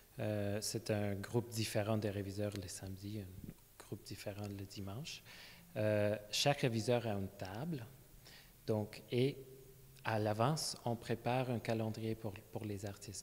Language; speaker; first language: French; non-native, fluent; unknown